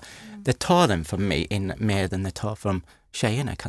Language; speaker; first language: Swedish; non-native, learner; English